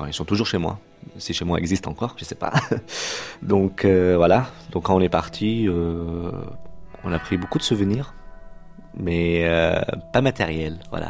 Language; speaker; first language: French; non-native, fluent; Arabic